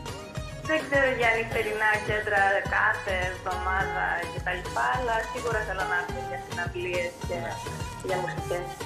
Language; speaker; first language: Greek; early bilingual, heritage; Greek